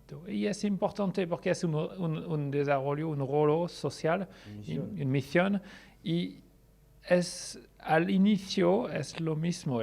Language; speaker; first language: Spanish; non-native, learner; French